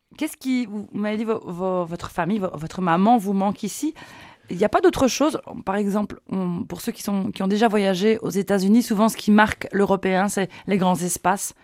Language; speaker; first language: French; native; French